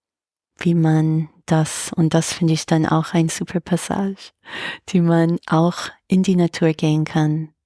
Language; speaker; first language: German; non-native, fluent; English